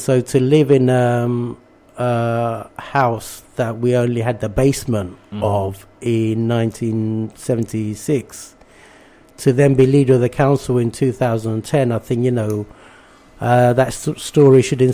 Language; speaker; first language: English; early bilingual, other home language; Bangla